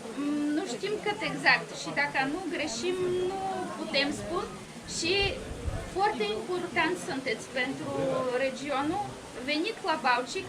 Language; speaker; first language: Romanian; non-native, learner; Bulgarian